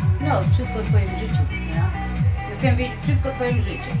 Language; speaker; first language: Polish; early bilingual, heritage; Polish